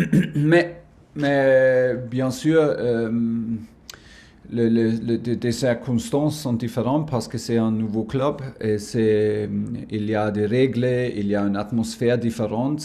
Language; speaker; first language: French; non-native, learner; German